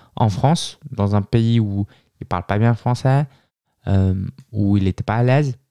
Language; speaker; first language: French; native; French